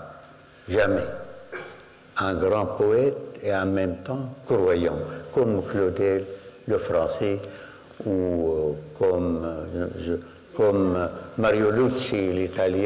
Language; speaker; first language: French; non-native, fluent; Arabic